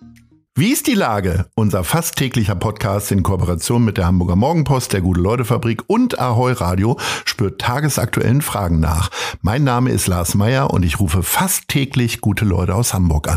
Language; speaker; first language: German; native; German